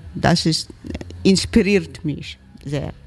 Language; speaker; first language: German; non-native, learner; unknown